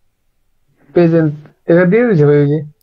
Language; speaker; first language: Italian; non-native, learner; Bangla